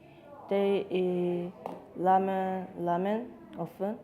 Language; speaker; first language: English; non-native, learner; Korean